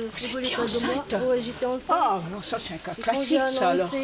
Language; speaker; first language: French; native; French